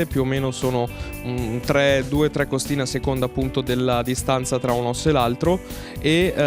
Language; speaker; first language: Italian; native; Italian